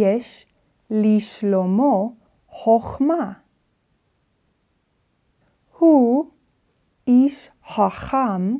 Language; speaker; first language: Hebrew; non-native, fluent; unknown